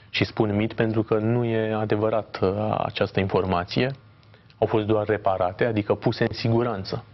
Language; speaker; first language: Romanian; native; Romanian